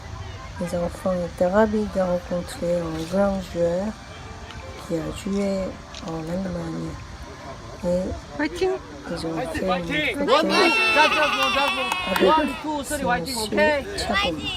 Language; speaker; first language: French; non-native, fluent; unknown